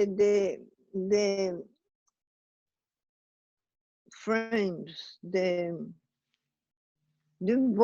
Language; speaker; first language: French; non-native, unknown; Italian